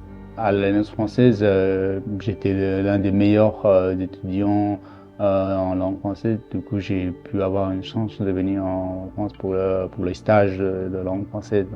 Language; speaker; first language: French; non-native, fluent; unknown